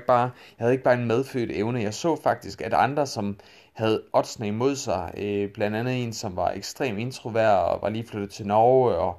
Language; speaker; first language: Danish; native; Danish